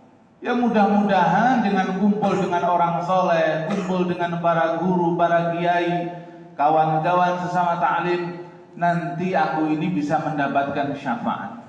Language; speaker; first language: Indonesian; native; Indonesian